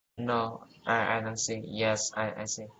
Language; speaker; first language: English; non-native, learner; Vietnamese